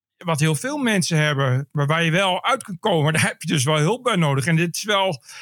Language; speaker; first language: Dutch; native; Dutch